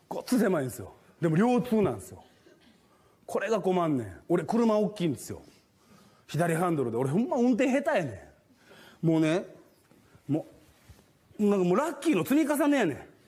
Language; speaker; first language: Japanese; native; Japanese